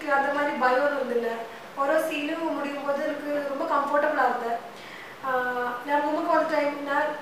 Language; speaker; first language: Tamil; non-native, learner; Malayalam